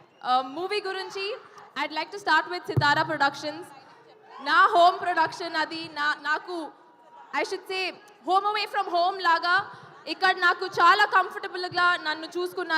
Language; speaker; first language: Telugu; non-native, fluent; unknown